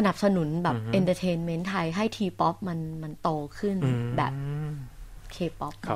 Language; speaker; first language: Thai; native; Thai